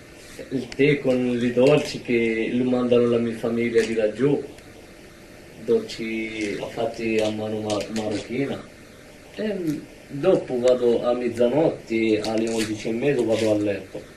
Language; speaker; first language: Italian; non-native, learner; Arabic